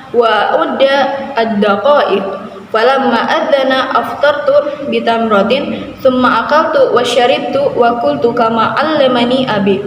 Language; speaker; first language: Arabic; non-native, learner; Indonesian